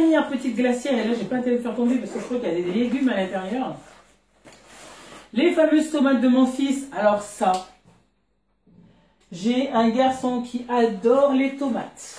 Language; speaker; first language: French; native; French